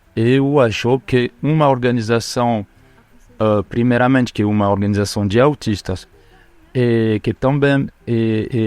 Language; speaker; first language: Portuguese; non-native, fluent; French